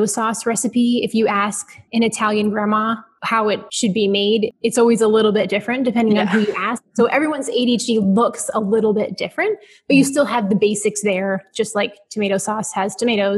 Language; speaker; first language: English; native; English